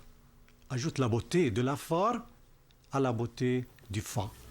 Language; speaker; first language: French; non-native, fluent; Arabic